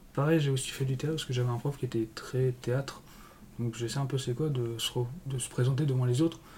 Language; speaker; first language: French; native; French